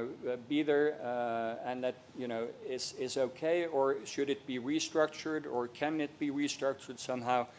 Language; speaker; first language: English; non-native, fluent; Norwegian